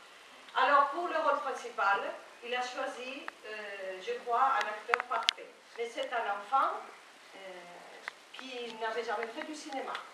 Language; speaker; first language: French; non-native, fluent; Spanish